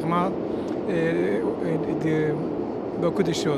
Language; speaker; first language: French; non-native, learner; Portuguese